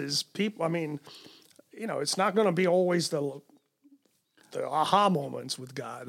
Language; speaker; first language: English; non-native, fluent; Romanian